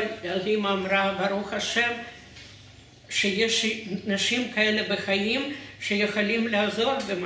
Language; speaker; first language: Hebrew; non-native, fluent; Russian